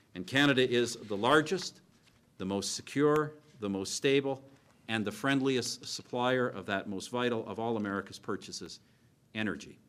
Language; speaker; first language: English; native; English